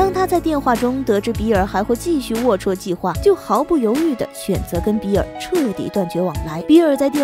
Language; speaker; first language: Chinese; native; Chinese